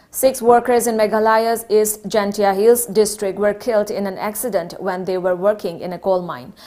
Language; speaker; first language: English; non-native, local second language; Manipuri